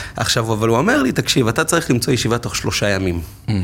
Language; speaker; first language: Hebrew; native; Hebrew